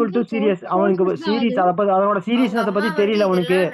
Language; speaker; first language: Tamil; native; Tamil